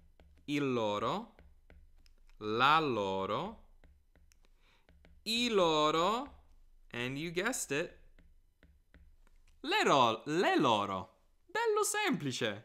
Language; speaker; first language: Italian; non-native, fluent; English